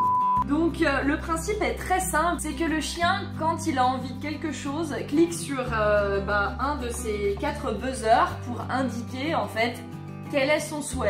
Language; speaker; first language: French; native; French